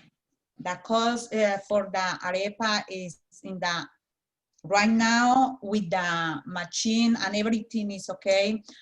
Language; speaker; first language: English; non-native, learner; Spanish